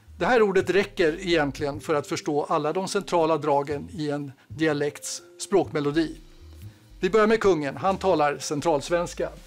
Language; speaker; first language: Swedish; native; Swedish